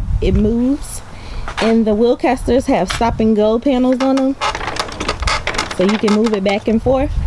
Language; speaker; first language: English; native; English